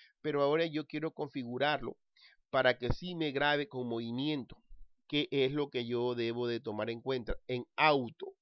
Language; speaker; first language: Spanish; native; Spanish